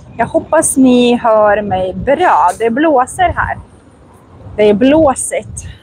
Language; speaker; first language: Swedish; non-native, fluent; Russian